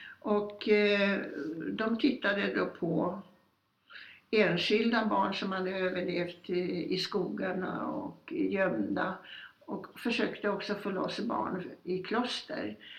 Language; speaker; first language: Swedish; early bilingual, other home language; Polish